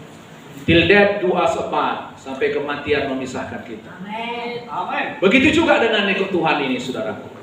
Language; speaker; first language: Indonesian; native; Indonesian